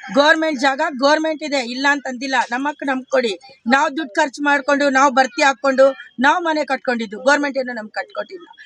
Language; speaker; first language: Kannada; non-native, local second language; Urdu